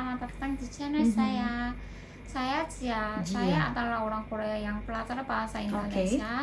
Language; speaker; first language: Indonesian; non-native, learner; Korean